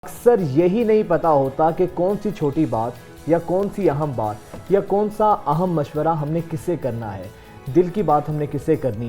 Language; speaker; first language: Urdu; native; Urdu